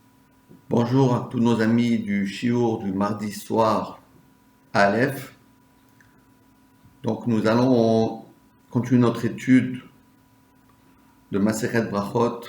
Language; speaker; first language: French; native; French